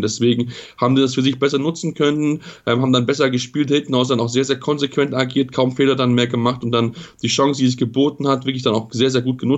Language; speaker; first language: German; native; German